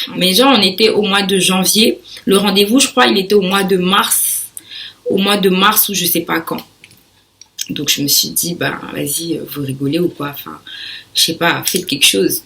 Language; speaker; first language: French; early bilingual, other home language; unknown